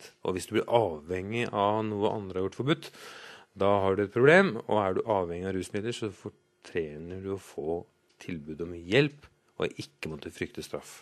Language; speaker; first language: Norwegian; native; Norwegian